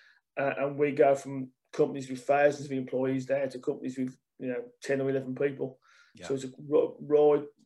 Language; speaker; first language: English; native; English